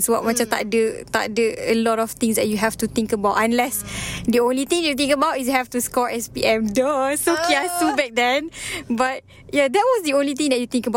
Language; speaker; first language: English; non-native, local second language; Malay